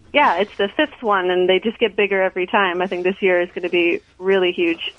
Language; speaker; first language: English; native; English